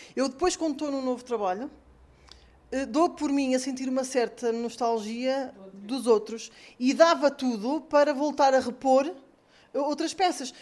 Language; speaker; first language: Portuguese; native; Portuguese